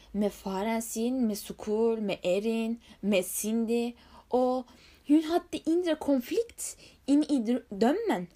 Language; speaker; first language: Norwegian; non-native, learner; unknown